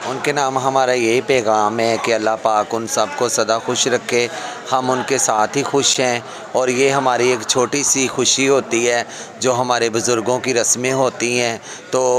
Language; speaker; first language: Urdu; non-native, local second language; Punjabi